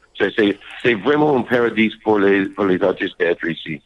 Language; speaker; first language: French; non-native, learner; English